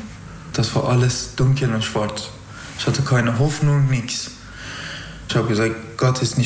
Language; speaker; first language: German; non-native, learner; Persian